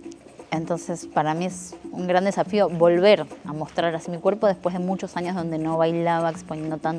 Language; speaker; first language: Spanish; native; Spanish